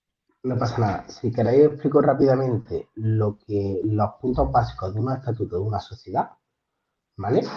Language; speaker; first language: Spanish; native; Spanish